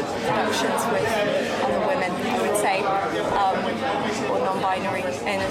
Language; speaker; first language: English; native; English